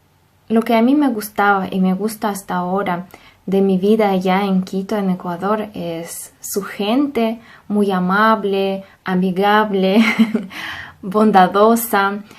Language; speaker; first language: Spanish; non-native, fluent; Russian